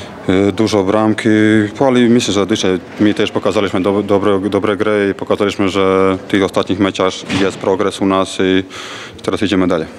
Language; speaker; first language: Polish; non-native, fluent; Croatian